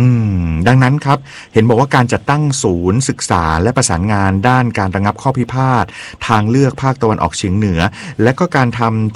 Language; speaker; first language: Thai; native; Thai